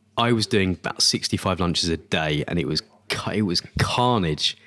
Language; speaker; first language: English; native; English